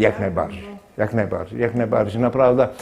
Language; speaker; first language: Polish; non-native, fluent; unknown